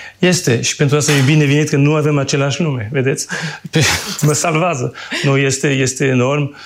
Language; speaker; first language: Romanian; non-native, fluent; French